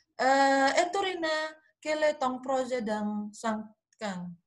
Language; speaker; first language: French; non-native, learner; Indonesian